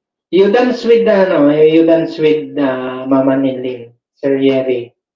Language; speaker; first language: English; non-native, local second language; Filipino